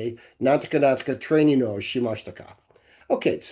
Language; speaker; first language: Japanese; non-native, learner; English